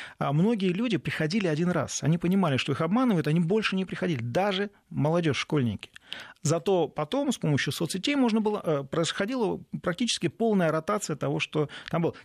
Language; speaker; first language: Russian; native; Russian